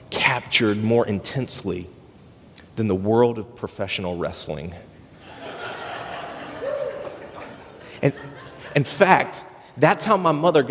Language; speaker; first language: English; native; English